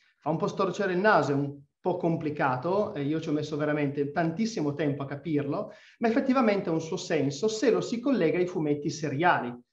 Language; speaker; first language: Italian; native; Italian